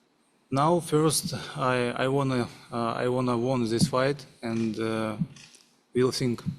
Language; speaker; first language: English; non-native, learner; Russian